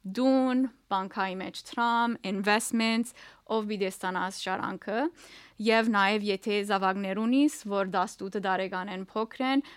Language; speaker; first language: Armenian; early bilingual, heritage; Armenian